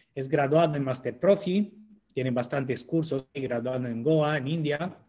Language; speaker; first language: Spanish; non-native, fluent; Romanian